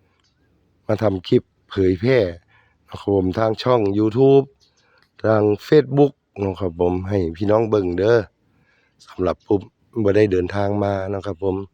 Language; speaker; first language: Thai; non-native, local second language; Northeastern Thai